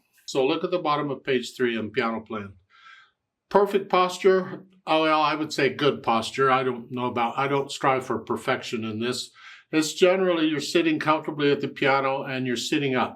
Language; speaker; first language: English; native; English